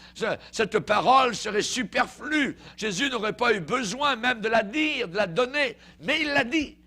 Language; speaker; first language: French; native; French